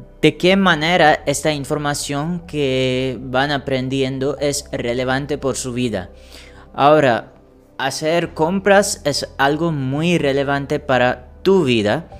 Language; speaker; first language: Spanish; non-native, learner; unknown